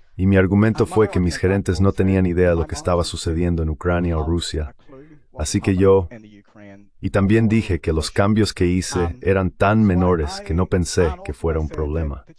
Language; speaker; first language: Spanish; non-native, fluent; English